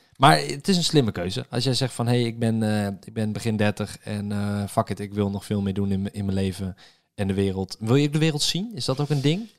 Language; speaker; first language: Dutch; native; Dutch